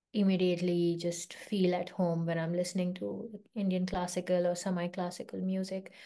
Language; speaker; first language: English; non-native, local second language; Hindi